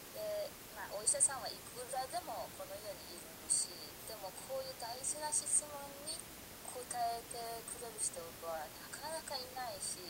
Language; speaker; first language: Japanese; non-native, fluent; Persian